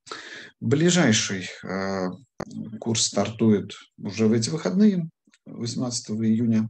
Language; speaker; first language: Russian; native; Russian